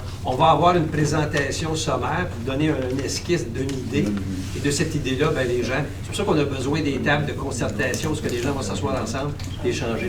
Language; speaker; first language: French; native; French